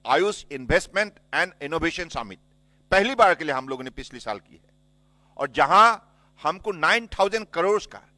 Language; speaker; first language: Hindi; non-native, local second language; Assamese